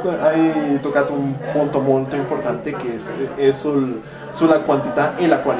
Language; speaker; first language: Italian; non-native, fluent; Spanish